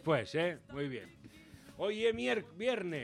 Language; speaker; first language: Spanish; native; Spanish